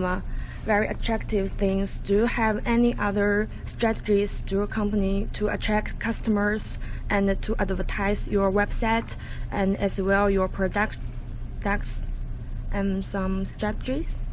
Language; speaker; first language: English; non-native, learner; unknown